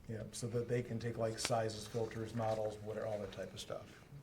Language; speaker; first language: English; native; English